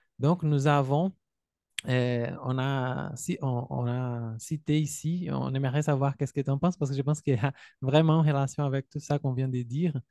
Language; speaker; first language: French; non-native, fluent; Portuguese